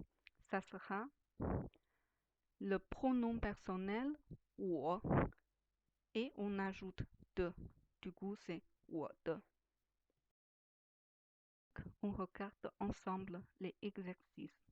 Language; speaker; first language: French; non-native, fluent; Chinese